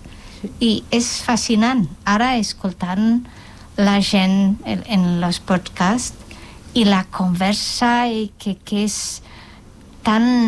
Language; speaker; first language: Catalan; non-native, local second language; Spanish